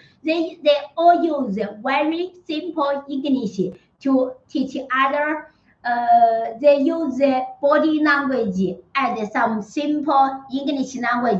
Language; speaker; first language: English; non-native, learner; Chinese